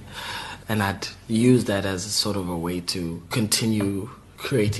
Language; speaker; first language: English; non-native, local second language; Southern Sotho